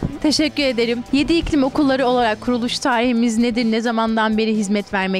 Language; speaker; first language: Turkish; native; Turkish